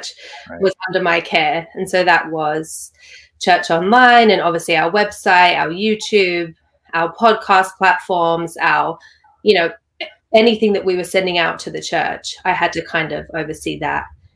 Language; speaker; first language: English; native; English